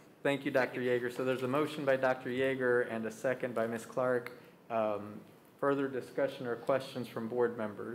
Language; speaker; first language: English; early bilingual, other home language; Spanish